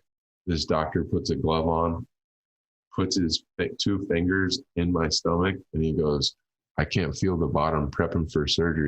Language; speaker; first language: English; native; English